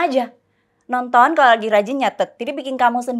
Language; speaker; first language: Indonesian; native; Indonesian